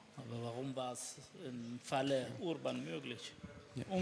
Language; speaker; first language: German; non-native, fluent; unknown